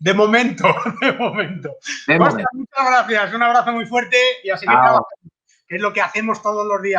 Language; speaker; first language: Spanish; native; Spanish